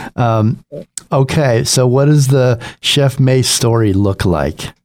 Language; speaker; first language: English; native; English